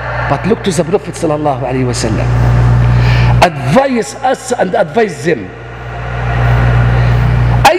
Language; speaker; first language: English; non-native, learner; Arabic